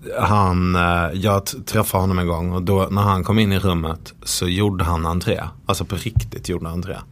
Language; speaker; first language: Swedish; native; Swedish